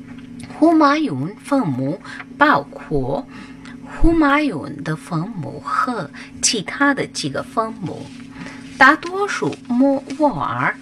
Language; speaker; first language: Chinese; non-native, learner; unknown